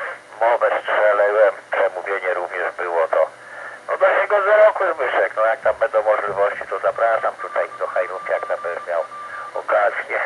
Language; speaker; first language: Polish; native; Polish